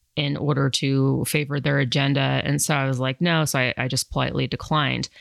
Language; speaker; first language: English; native; English